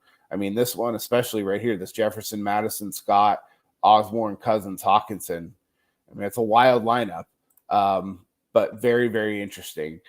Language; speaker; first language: English; native; English